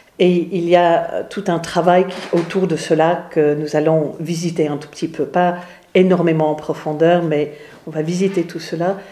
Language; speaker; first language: French; non-native, fluent; English